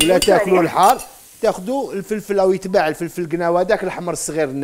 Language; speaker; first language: Arabic; native; Arabic